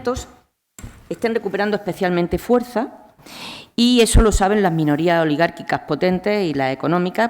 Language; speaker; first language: Spanish; native; Spanish